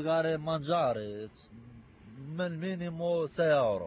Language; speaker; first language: Italian; non-native, learner; Arabic